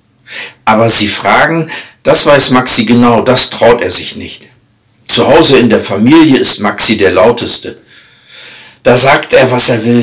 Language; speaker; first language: German; native; German